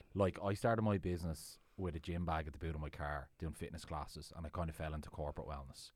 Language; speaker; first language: English; native; English